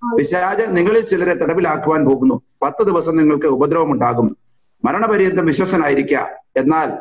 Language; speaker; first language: Malayalam; early bilingual, heritage; Malayalam